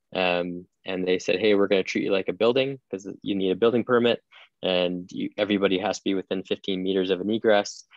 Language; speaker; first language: English; native; English